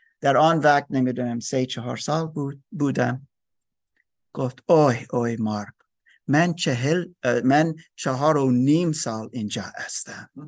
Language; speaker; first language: Persian; non-native, learner; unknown